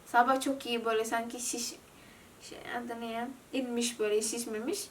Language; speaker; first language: Turkish; non-native, learner; Indonesian